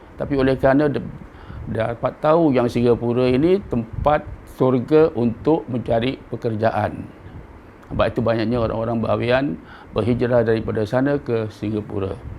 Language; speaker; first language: Malay; early bilingual, other home language; Madurese